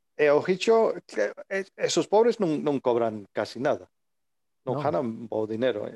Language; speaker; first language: Galician; early bilingual, heritage; Galician